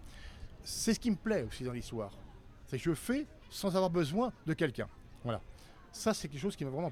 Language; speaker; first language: French; native; French